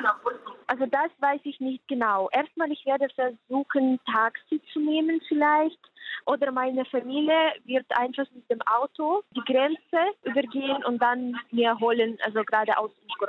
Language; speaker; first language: German; non-native, fluent; Ukrainian